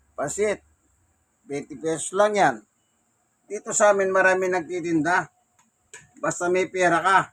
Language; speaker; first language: Filipino; non-native, local second language; Pampanga